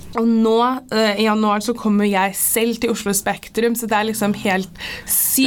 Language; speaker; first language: Norwegian; early bilingual, other home language; English